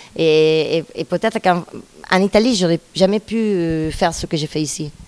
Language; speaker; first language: French; non-native, fluent; Italian